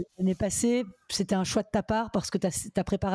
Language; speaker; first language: French; native; French